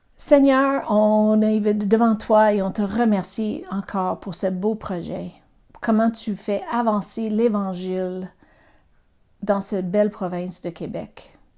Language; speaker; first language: French; non-native, fluent; English